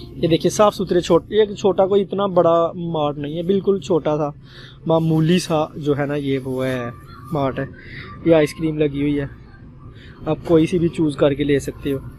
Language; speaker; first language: Urdu; non-native, local second language; Punjabi